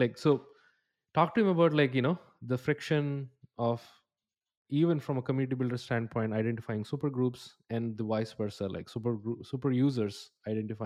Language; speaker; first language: English; non-native, local second language; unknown